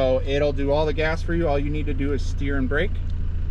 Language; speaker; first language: English; native; English